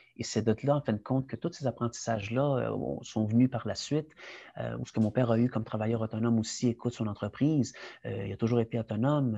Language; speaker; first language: French; early bilingual, other home language; Spanish